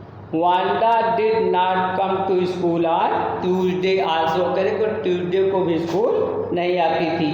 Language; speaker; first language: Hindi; native; Hindi